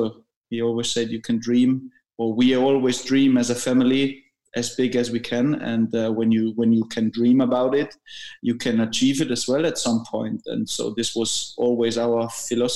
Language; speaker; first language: English; non-native, fluent; German